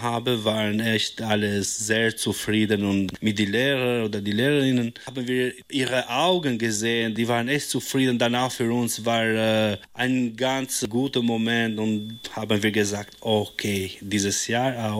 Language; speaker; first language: German; non-native, learner; Albanian